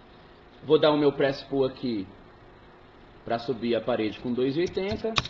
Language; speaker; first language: Portuguese; native; Portuguese